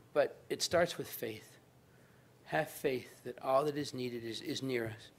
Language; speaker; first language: English; native; English